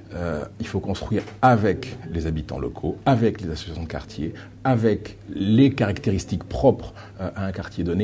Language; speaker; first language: French; native; French